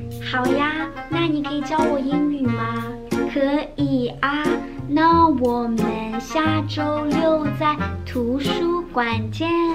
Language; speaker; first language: Chinese; native; Chinese